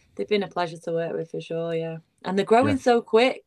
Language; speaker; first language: English; early bilingual, other home language; Bulgarian